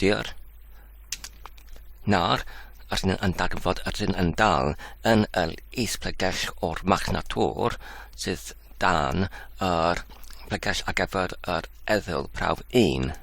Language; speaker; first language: Welsh; non-native, learner; Polish